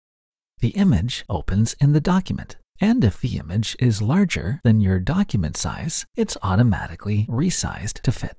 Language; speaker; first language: English; native; English